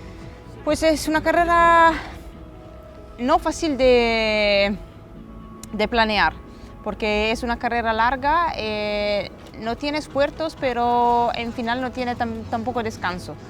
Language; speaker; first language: Spanish; non-native, fluent; Italian